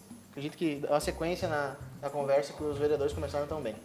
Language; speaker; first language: Portuguese; native; Portuguese